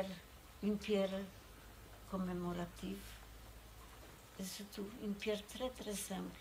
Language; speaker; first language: French; non-native, fluent; Polish